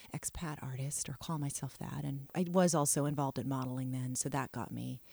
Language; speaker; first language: English; native; English